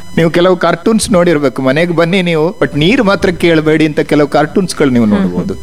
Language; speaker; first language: Kannada; non-native, local second language; Malayalam